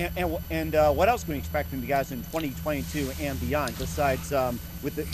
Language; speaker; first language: English; native; English